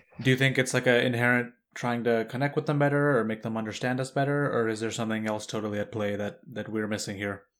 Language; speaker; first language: English; native; English